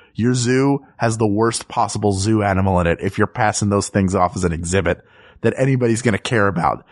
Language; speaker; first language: English; native; English